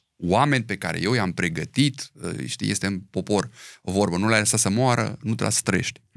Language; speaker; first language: Romanian; native; Romanian